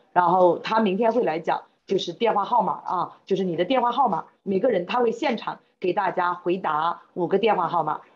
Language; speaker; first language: Chinese; native; Chinese